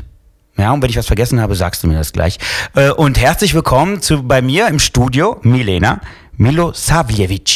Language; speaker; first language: German; non-native, fluent; Italian